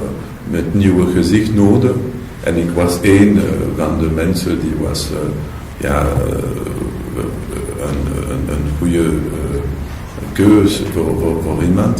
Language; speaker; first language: Dutch; non-native, local second language; French